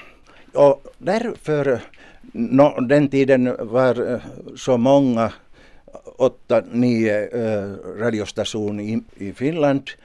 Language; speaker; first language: Swedish; non-native, local second language; Finnish